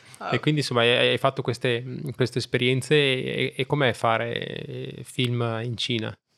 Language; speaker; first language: Italian; native; Italian